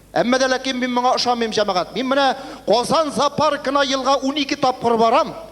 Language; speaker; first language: Tatar; native; Tatar